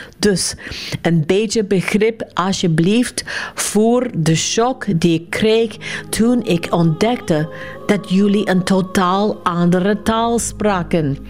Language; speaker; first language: Dutch; non-native, fluent; English